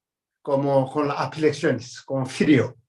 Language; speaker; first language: Spanish; non-native, learner; Tibetan